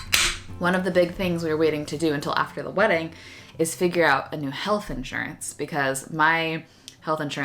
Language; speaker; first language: English; native; English